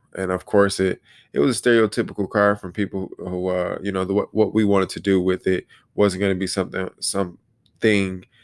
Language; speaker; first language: English; native; English